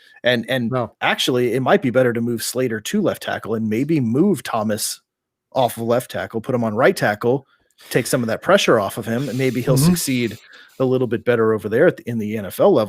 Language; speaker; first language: English; native; English